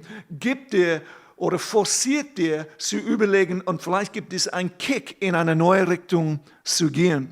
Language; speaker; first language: German; non-native, fluent; English